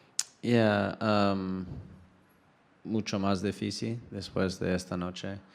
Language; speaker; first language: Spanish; non-native, fluent; English